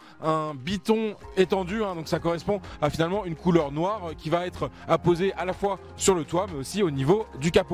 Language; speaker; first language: French; native; French